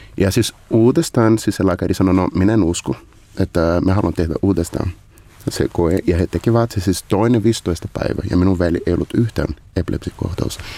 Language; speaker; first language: Finnish; non-native, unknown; Portuguese